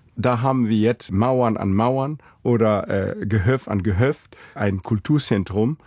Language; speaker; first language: German; non-native, fluent; Mossi